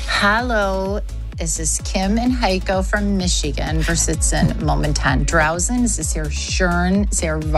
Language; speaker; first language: German; non-native, learner; English